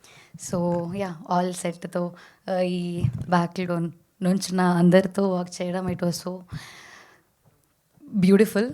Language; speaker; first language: Telugu; non-native, learner; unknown